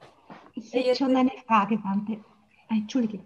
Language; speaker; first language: German; native; German